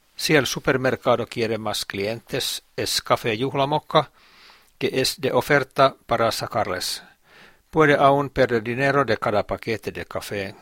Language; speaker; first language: Spanish; non-native, fluent; Finnish